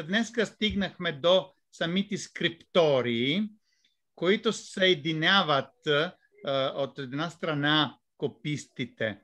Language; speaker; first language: Bulgarian; non-native, fluent; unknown